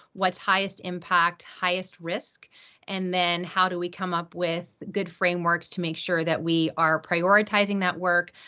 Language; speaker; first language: English; native; English